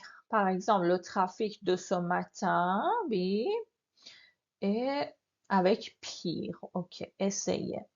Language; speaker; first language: French; non-native, fluent; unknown